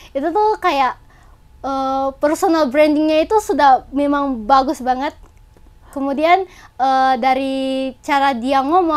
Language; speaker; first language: Indonesian; native; Indonesian